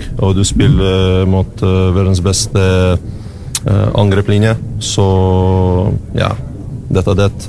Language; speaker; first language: Norwegian; non-native, learner; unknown